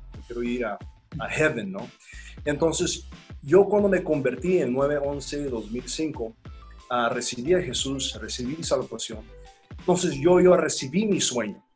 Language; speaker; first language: Spanish; early bilingual, heritage; Spanish